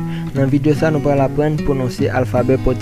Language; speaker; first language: Portuguese; non-native, learner; Haitian Creole